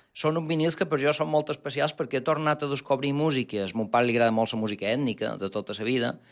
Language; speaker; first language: Catalan; non-native, local second language; Spanish